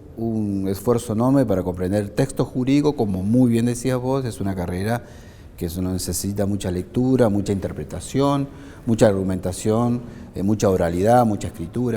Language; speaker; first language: Spanish; native; Spanish